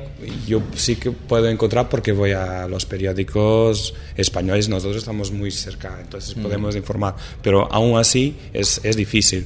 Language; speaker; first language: Spanish; non-native, fluent; Portuguese